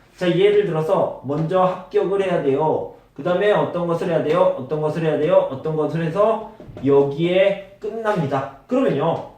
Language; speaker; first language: Korean; native; Korean